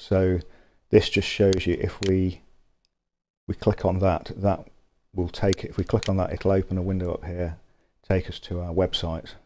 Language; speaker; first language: English; native; English